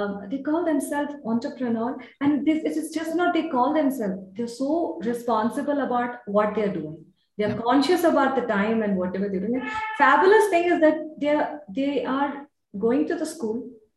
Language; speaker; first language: English; non-native, local second language; Tamil